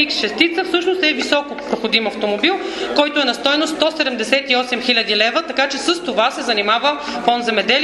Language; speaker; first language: Bulgarian; native; Bulgarian